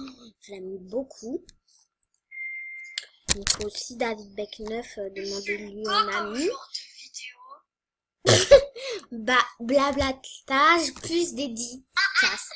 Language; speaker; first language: French; native; French